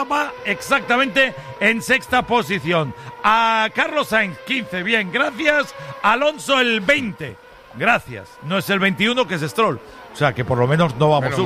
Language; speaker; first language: Spanish; native; Spanish